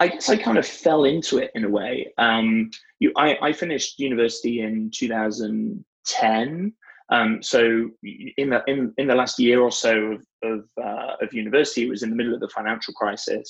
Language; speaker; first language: English; native; English